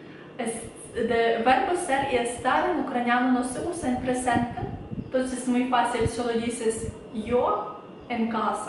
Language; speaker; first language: Spanish; non-native, fluent; Ukrainian